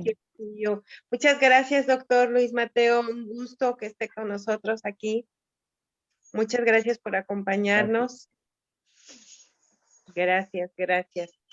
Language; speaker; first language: Spanish; native; Spanish